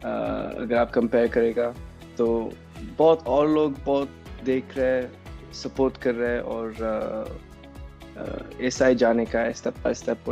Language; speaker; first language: Hindi; non-native, local second language; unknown